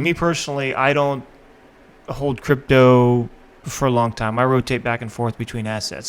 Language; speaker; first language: English; native; English